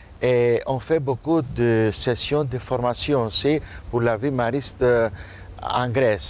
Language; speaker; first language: French; non-native, fluent; Greek